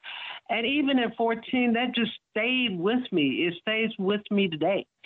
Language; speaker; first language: English; native; English